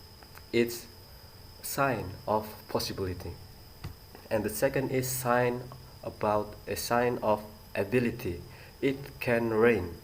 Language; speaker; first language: English; non-native, learner; Indonesian